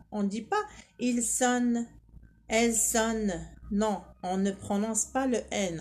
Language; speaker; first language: French; non-native, local second language; Arabic